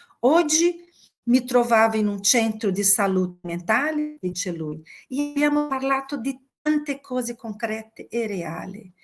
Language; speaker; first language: Italian; non-native, fluent; Portuguese